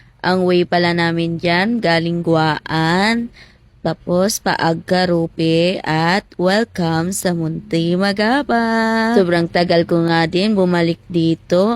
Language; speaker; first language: Filipino; native; Filipino